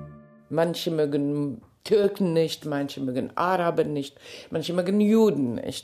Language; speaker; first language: German; non-native, fluent; Polish